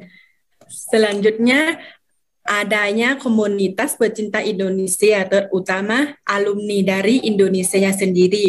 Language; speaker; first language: Indonesian; non-native, fluent; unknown